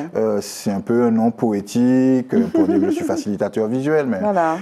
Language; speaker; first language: French; native; French